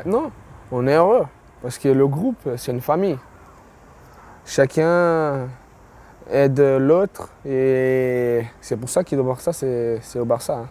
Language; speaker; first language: French; non-native, fluent; Portuguese